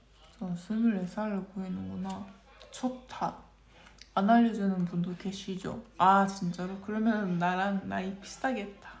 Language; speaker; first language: Korean; non-native, local second language; Japanese